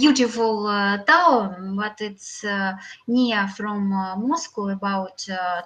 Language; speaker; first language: English; non-native, learner; Russian